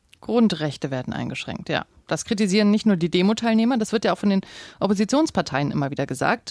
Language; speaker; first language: German; native; German